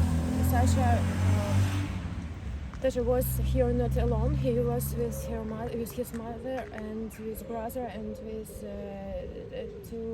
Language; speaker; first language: English; non-native, learner; Ukrainian